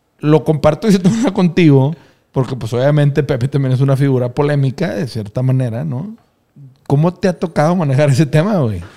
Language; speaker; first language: Spanish; native; Spanish